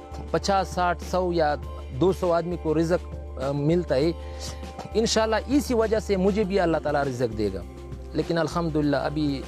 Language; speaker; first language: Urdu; non-native, local second language; Pashto